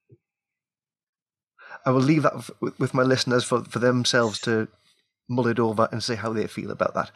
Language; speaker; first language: English; native; English